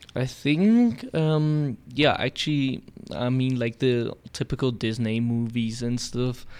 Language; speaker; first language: English; non-native, fluent; German